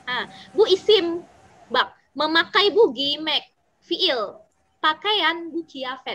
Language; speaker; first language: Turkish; non-native, fluent; Indonesian